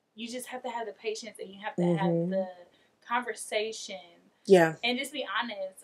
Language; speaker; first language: English; native; English